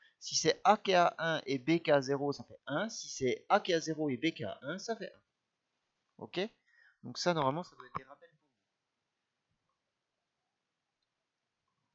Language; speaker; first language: French; native; French